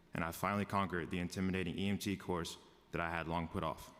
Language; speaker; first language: English; native; English